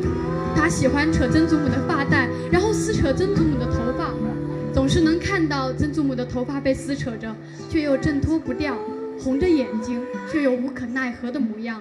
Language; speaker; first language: Chinese; native; Chinese